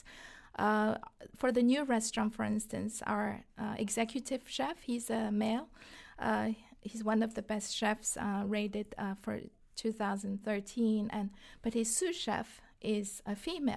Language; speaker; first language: English; non-native, fluent; Chinese